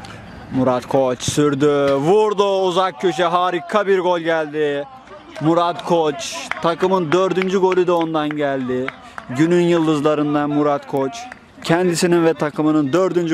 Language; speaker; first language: Turkish; native; Turkish